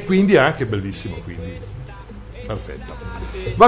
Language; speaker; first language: Italian; native; Italian